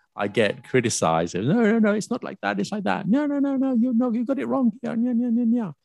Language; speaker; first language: English; native; English